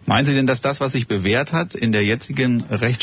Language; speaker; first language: German; native; German